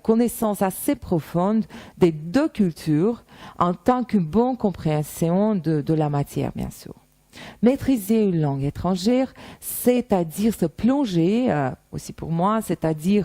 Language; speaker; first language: French; non-native, fluent; Russian